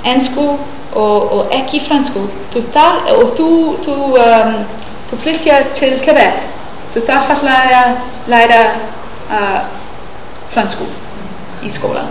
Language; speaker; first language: Icelandic; non-native, learner; English